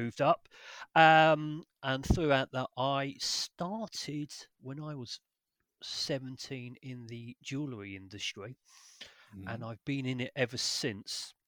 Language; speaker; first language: English; native; English